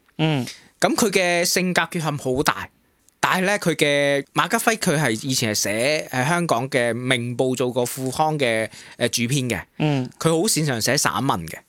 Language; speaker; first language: Cantonese; non-native, local second language; Min Nan Chinese